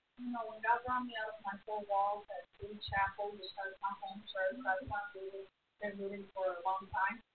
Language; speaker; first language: English; non-native, fluent; Spanish